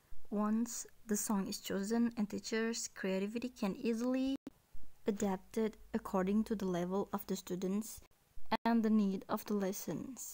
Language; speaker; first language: English; non-native, learner; Indonesian